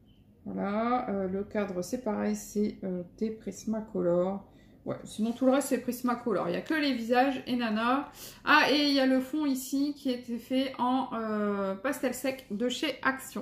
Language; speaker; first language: French; native; French